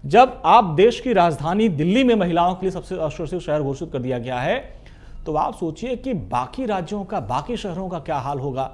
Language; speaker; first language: Hindi; native; Hindi